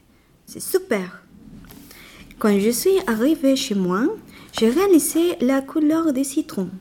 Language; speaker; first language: French; non-native, learner; Spanish